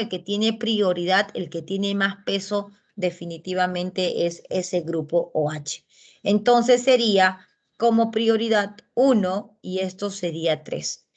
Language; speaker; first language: Spanish; native; Spanish